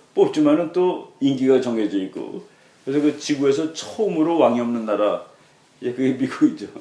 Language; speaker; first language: Korean; native; Korean